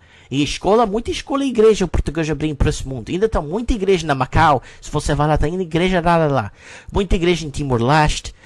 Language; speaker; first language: Portuguese; non-native, learner; English